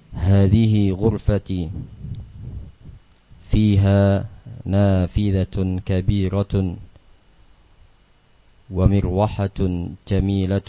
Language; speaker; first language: Arabic; non-native, fluent; Indonesian